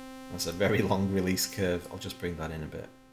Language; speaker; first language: English; native; English